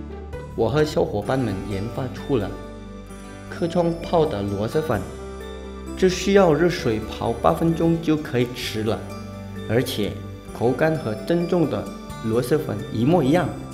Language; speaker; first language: Chinese; non-native, fluent; Indonesian